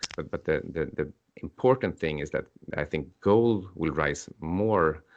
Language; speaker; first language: English; non-native, fluent; Swedish